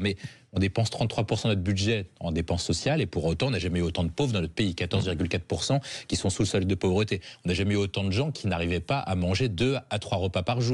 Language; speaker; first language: French; native; French